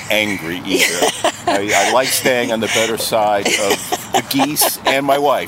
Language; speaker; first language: English; native; English